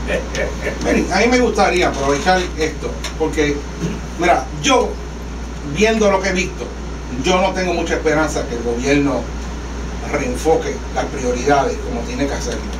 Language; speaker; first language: Spanish; native; Spanish